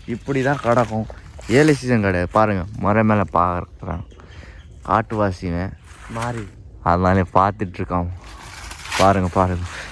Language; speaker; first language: Tamil; non-native, learner; Nepali